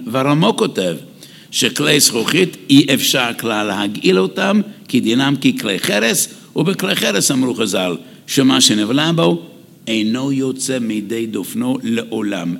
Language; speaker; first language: Hebrew; non-native, fluent; English